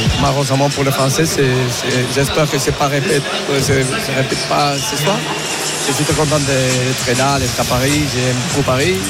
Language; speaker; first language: French; non-native, learner; Spanish